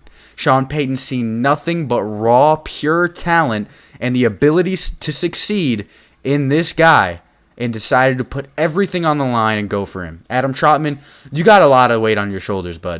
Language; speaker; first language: English; native; English